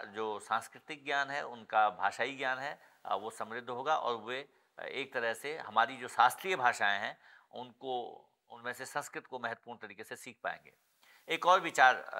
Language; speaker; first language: Hindi; native; Hindi